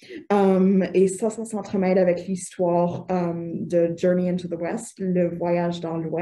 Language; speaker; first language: French; native; French